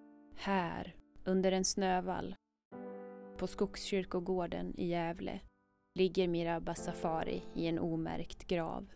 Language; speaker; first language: Swedish; native; Swedish